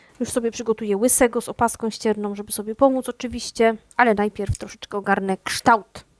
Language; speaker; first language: Polish; native; Polish